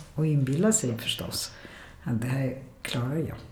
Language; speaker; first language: Swedish; non-native, fluent; Polish